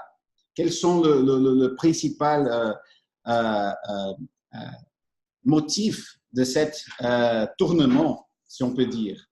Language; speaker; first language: French; non-native, fluent; Portuguese